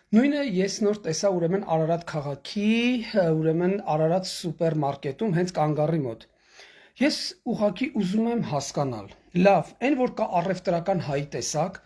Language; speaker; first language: Armenian; native; Armenian